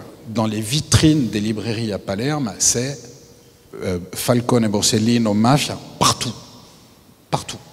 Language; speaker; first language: French; native; French